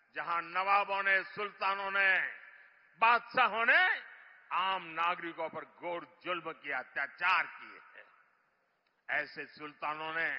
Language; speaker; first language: Hindi; non-native, local second language; Gujarati